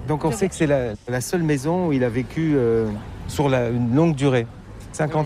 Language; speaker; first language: French; native; French